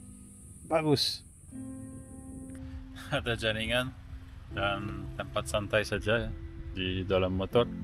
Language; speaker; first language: Indonesian; non-native, fluent; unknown